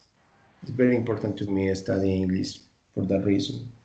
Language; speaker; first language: English; non-native, learner; Spanish